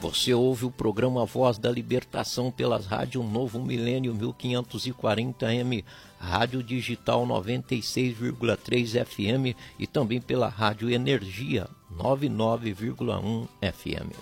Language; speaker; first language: Portuguese; native; Portuguese